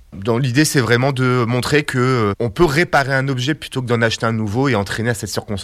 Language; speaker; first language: French; native; French